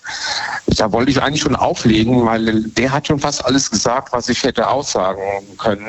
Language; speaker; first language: German; native; German